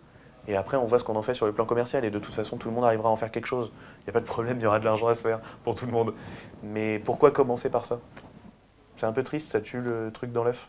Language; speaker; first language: French; native; French